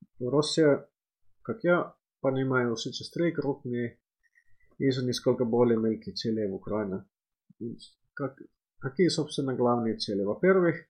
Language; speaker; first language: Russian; non-native, fluent; Finnish